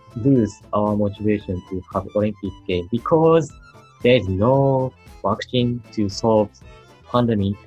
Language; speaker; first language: English; non-native, learner; Japanese